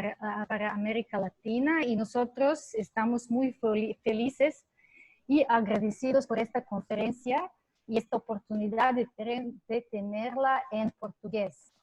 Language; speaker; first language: Spanish; non-native, fluent; Serbian